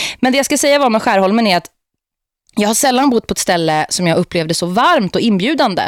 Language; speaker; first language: Swedish; native; Swedish